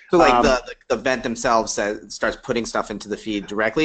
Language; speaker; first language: English; native; English